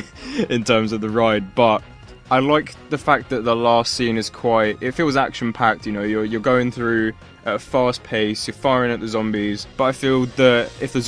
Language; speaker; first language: English; native; English